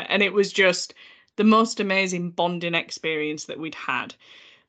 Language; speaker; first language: English; native; English